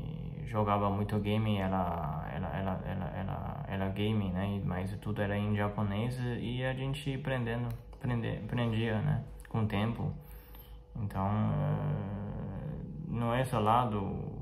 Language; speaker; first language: Portuguese; non-native, fluent; Chinese